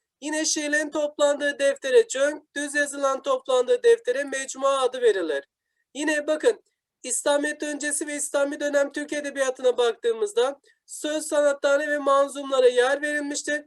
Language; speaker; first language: Turkish; native; Turkish